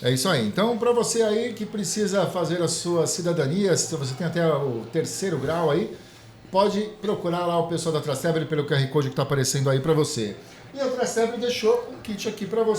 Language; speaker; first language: Portuguese; native; Portuguese